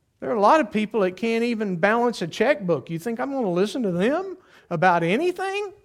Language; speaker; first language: English; native; English